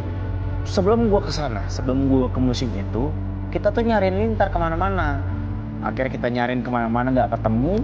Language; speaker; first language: Indonesian; native; Indonesian